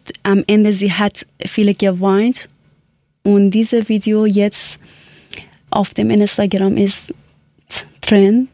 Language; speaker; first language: German; non-native, learner; Persian